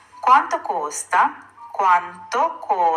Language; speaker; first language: Italian; non-native, fluent; Sinhala